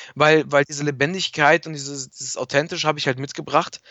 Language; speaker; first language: German; native; German